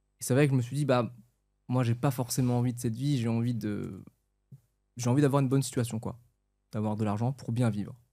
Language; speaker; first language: French; native; French